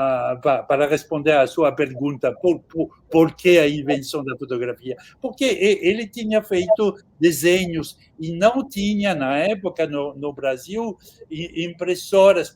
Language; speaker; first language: Portuguese; non-native, fluent; French